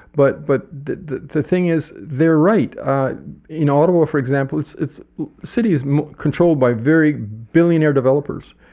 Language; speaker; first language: English; native; English